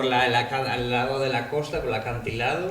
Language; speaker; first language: Spanish; native; Spanish